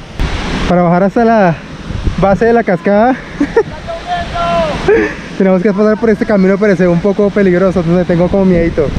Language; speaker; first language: Spanish; native; Spanish